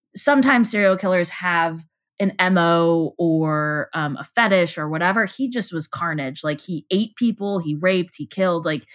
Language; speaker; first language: English; native; English